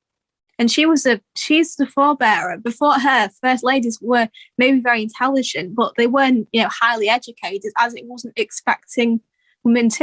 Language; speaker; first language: English; native; English